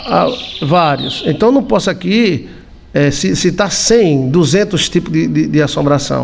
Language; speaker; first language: Portuguese; native; Portuguese